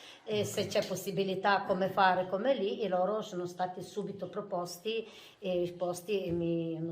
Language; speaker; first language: Italian; non-native, fluent; Ukrainian